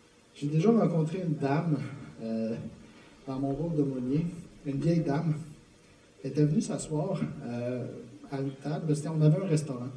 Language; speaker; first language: French; native; French